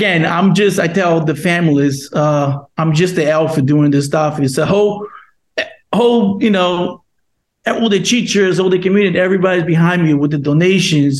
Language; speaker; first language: English; non-native, fluent; Portuguese